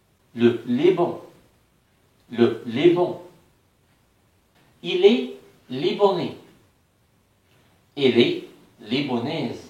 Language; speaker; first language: French; non-native, fluent; Arabic